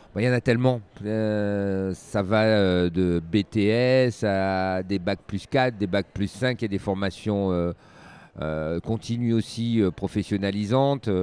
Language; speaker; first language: French; native; French